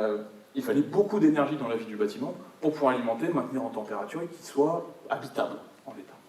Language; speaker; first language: French; native; French